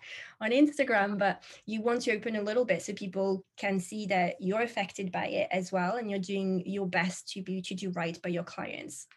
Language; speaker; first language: English; non-native, fluent; French